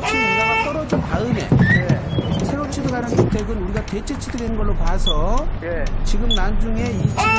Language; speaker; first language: Korean; native; Korean